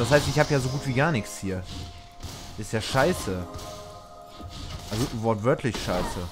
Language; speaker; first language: German; native; German